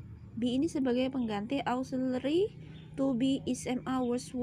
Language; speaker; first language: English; non-native, fluent; Indonesian